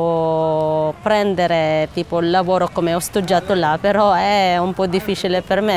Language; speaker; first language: Italian; non-native, learner; Filipino